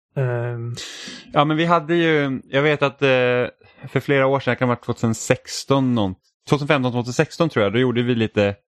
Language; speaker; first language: Swedish; native; Swedish